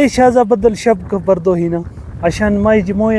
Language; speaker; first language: Arabic; non-native, learner; Urdu